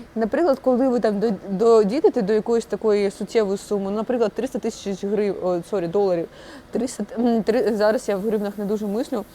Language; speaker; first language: Ukrainian; non-native, local second language; Russian